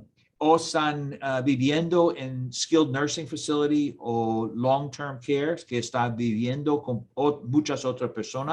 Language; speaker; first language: Spanish; non-native, learner; English